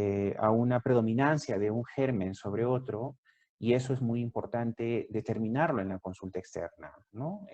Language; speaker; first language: Spanish; native; Spanish